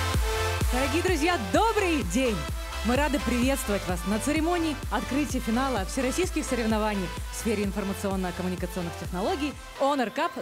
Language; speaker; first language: Russian; native; Russian